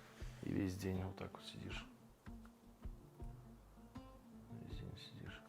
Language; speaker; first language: Russian; native; Russian